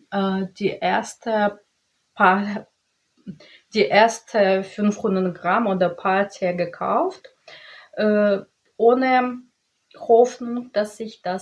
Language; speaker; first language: German; non-native, learner; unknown